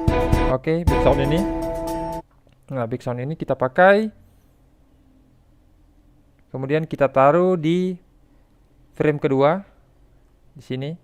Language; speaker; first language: Indonesian; native; Indonesian